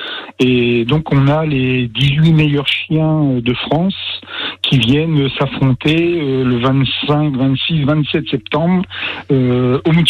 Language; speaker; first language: French; native; French